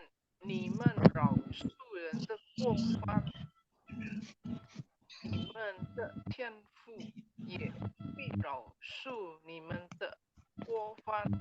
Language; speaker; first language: Chinese; non-native, learner; Indonesian